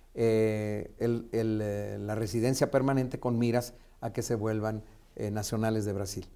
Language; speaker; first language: Spanish; native; Spanish